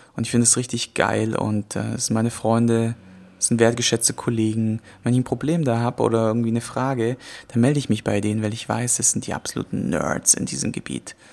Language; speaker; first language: German; native; German